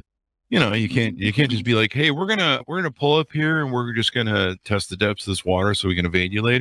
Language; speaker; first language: English; native; English